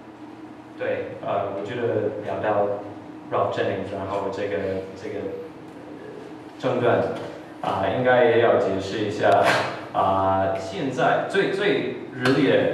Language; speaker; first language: Chinese; early bilingual, heritage; English